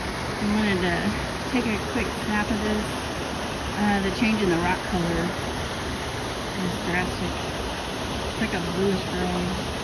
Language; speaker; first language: English; native; English